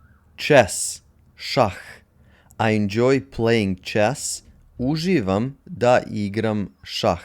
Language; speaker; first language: Serbian; native; Serbian